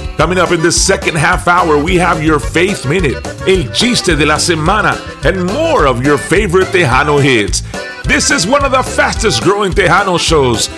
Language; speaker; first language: English; early bilingual, other home language; Spanish